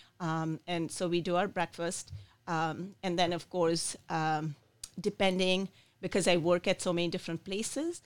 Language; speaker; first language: English; non-native, local second language; Bangla